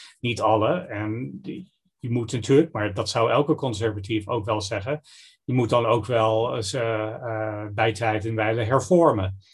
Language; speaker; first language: Dutch; non-native, fluent; English